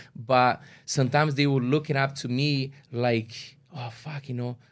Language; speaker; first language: English; non-native, fluent; Portuguese